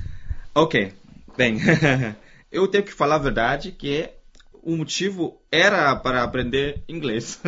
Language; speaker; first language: Portuguese; non-native, fluent; Chinese